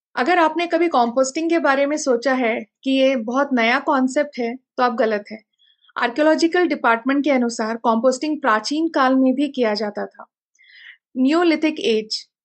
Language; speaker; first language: Hindi; non-native, local second language; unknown